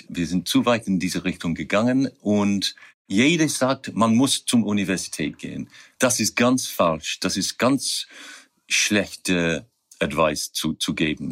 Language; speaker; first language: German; non-native, fluent; English